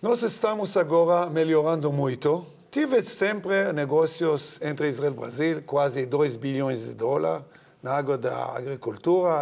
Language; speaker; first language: Portuguese; non-native, learner; Hebrew